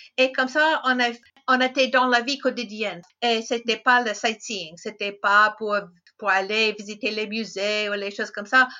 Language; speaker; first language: French; non-native, fluent; English